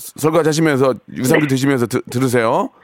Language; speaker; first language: Korean; native; Korean